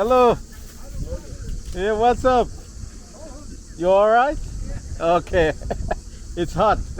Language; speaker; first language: English; non-native, learner; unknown